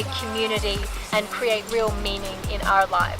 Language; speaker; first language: English; native; English